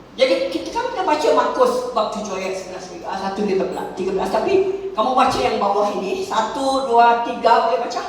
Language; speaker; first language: Malay; non-native, local second language; Chinese